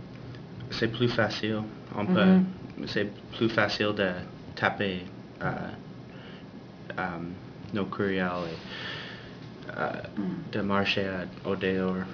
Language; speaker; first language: French; non-native, learner; English